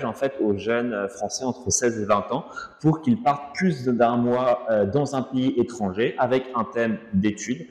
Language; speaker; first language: French; native; French